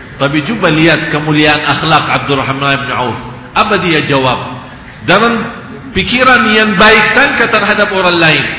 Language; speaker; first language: Indonesian; non-native, fluent; Arabic